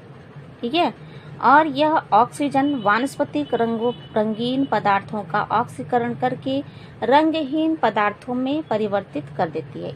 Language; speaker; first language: Hindi; native; Hindi